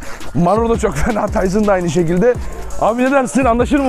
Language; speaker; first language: Turkish; native; Turkish